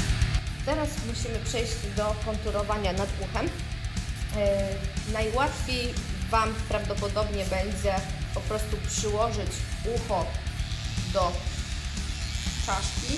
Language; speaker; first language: Polish; native; Polish